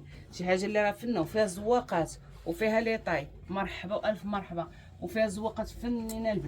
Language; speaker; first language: Arabic; native; Arabic